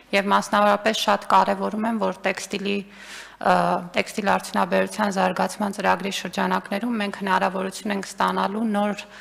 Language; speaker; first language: Armenian; native; Armenian